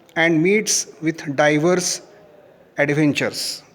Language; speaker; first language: English; non-native, local second language; Marathi